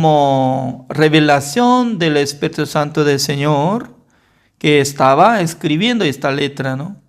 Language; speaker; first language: Spanish; non-native, fluent; Korean